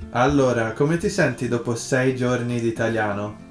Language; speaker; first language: Italian; native; Italian